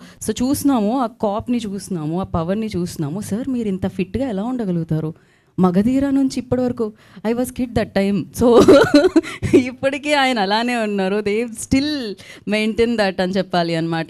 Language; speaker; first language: Telugu; native; Telugu